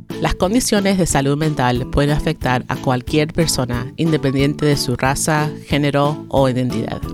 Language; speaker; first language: Spanish; early bilingual, heritage; Spanish